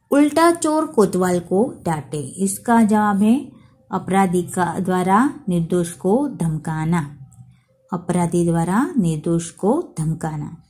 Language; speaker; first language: Hindi; non-native, local second language; Gujarati